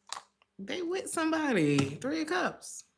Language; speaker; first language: English; native; English